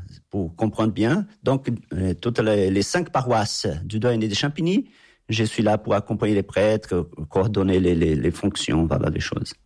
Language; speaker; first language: French; non-native, fluent; Portuguese